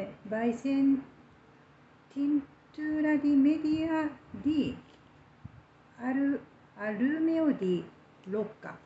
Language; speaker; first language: Italian; non-native, learner; Japanese